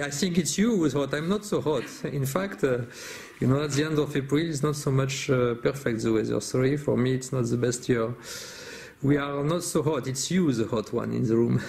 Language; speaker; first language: English; non-native, fluent; French